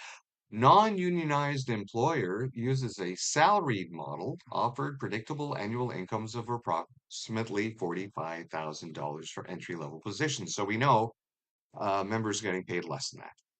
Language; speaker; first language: English; native; English